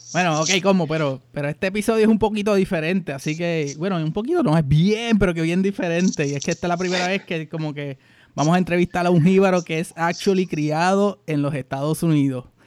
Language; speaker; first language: Spanish; native; Spanish